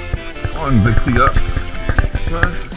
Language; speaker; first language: German; non-native, learner; French